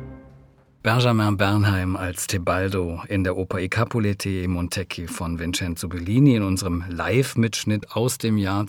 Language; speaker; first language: German; native; German